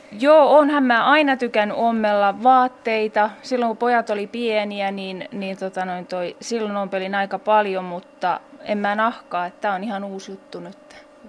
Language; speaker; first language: Finnish; native; Finnish